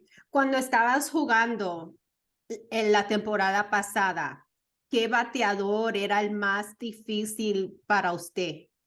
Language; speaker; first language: Spanish; early bilingual, heritage; Spanish